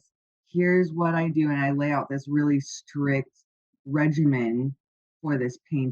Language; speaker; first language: English; native; English